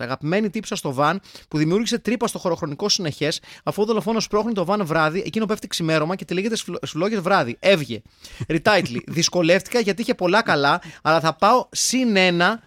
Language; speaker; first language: Greek; native; Greek